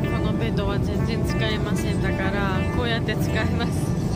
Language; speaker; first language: Japanese; non-native, learner; Georgian